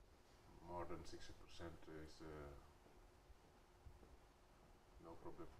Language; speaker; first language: English; non-native, learner; Wolof